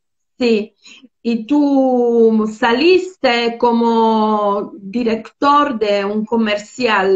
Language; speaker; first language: Spanish; non-native, fluent; Italian